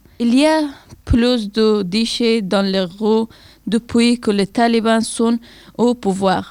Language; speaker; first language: French; non-native, learner; Persian